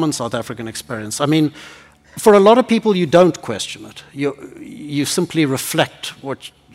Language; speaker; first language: English; native; English